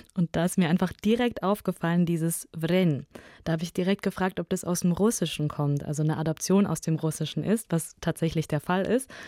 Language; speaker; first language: German; early bilingual, other home language; Russian